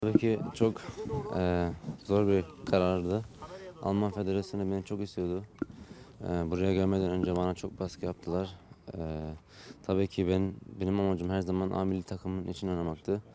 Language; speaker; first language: Turkish; early bilingual, heritage; Turkish